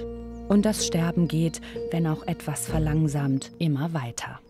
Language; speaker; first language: German; native; German